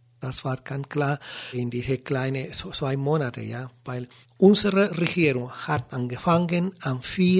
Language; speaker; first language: German; non-native, learner; Spanish